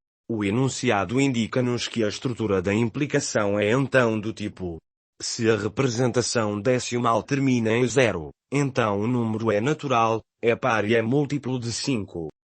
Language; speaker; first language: Portuguese; native; Portuguese